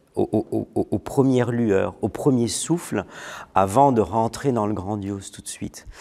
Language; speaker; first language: French; non-native, local second language; Malagasy